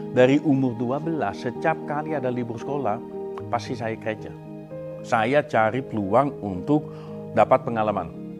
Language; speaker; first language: Indonesian; non-native, fluent; Dutch